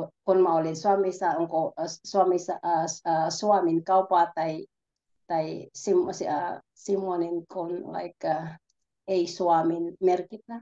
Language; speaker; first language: Finnish; non-native, learner; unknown